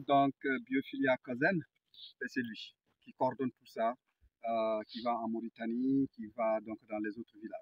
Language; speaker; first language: French; non-native, local second language; Fula